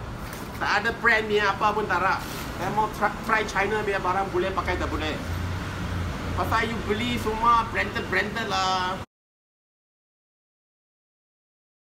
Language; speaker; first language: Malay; non-native, local second language; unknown